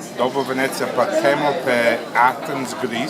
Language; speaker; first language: Italian; non-native, learner; English